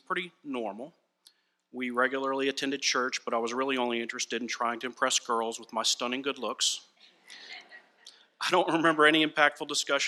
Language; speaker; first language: English; native; English